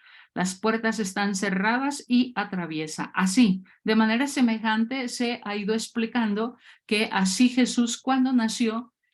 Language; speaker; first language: Spanish; native; Spanish